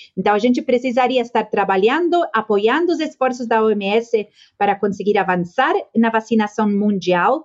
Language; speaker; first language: Portuguese; non-native, fluent; Spanish